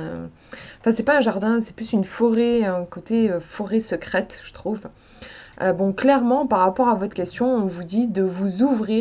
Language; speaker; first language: French; native; French